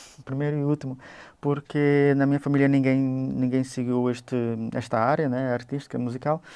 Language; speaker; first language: Portuguese; native; Portuguese